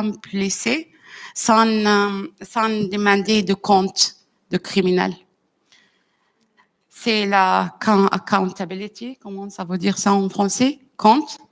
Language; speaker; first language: French; non-native, learner; Arabic